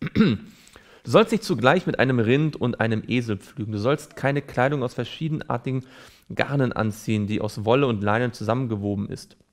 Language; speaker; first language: German; native; German